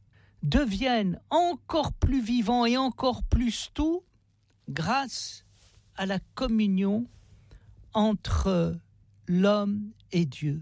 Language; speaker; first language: French; native; French